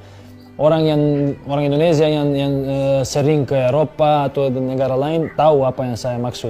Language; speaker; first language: Indonesian; non-native, fluent; Serbian